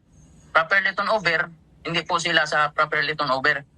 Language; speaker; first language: Filipino; native; Filipino